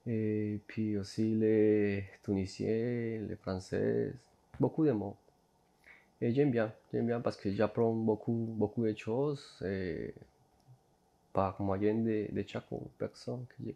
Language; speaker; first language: French; non-native, fluent; Spanish